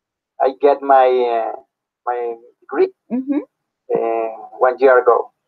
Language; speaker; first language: English; non-native, learner; Spanish